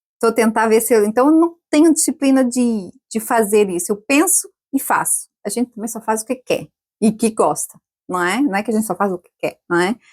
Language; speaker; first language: Portuguese; native; Portuguese